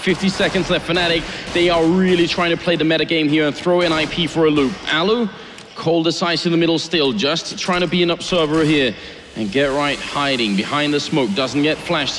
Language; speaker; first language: English; non-native, fluent; Swedish